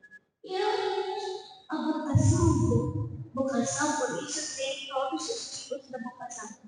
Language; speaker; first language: Portuguese; non-native, fluent; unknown